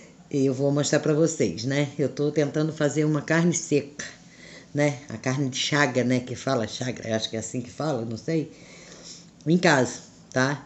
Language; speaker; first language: Portuguese; native; Portuguese